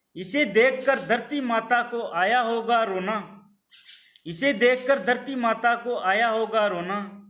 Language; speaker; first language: Hindi; native; Hindi